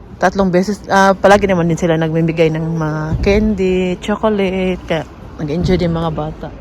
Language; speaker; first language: Filipino; non-native, local second language; Cebuano